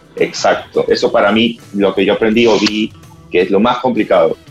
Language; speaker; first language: Spanish; native; Spanish